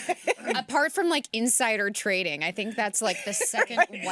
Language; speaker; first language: English; native; English